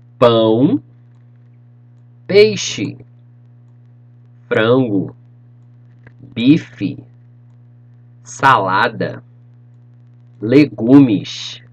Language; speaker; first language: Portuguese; non-native, fluent; English